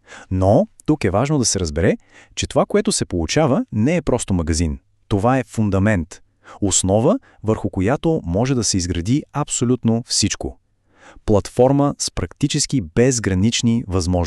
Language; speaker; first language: Bulgarian; native; Bulgarian